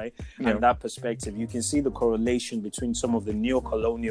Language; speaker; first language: English; non-native, local second language; Yoruba